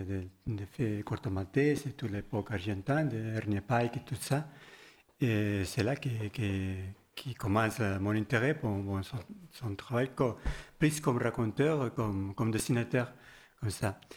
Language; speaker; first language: French; non-native, learner; Spanish